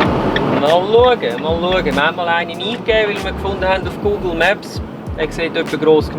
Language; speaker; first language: German; native; German